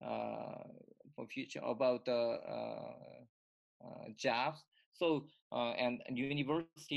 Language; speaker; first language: English; non-native, learner; Korean